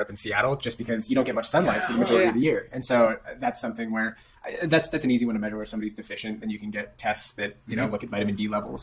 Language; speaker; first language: English; native; English